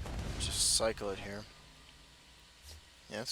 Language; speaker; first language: English; native; English